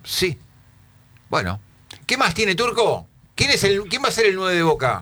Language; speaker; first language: Spanish; native; Spanish